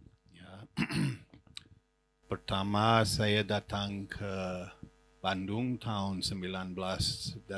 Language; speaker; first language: Indonesian; non-native, fluent; English